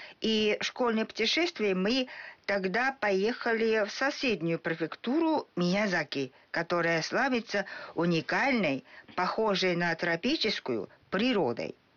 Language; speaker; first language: Russian; non-native, fluent; Japanese